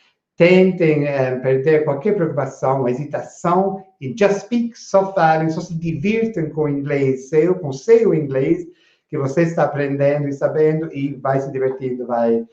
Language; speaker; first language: Portuguese; non-native, fluent; English